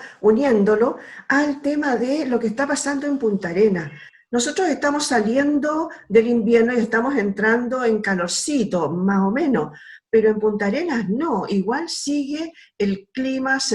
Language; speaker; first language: Spanish; native; Spanish